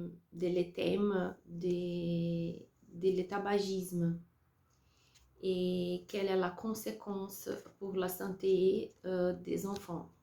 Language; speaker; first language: French; non-native, learner; Portuguese